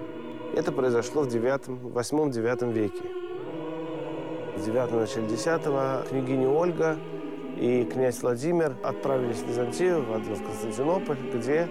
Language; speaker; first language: Russian; native; Russian